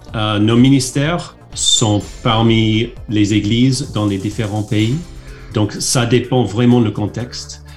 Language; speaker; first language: French; non-native, fluent; English